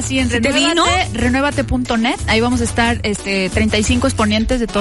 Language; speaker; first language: Spanish; native; Spanish